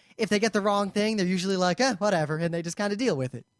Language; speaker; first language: English; native; English